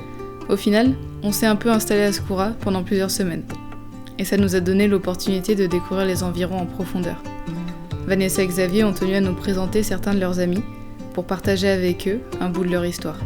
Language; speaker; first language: French; native; French